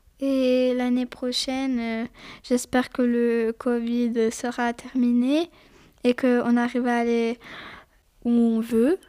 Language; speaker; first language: French; early bilingual, other home language; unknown